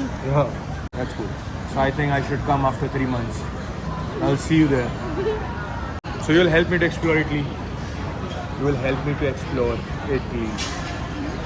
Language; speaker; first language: English; non-native, local second language; Hindi